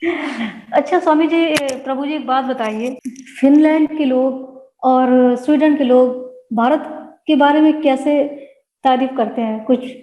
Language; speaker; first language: Hindi; native; Hindi